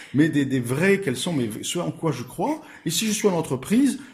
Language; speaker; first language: French; native; French